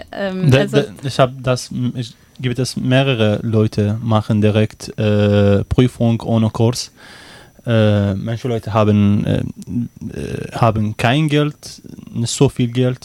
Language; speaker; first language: German; non-native, learner; Arabic